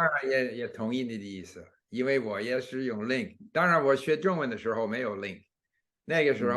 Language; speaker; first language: Chinese; non-native, fluent; English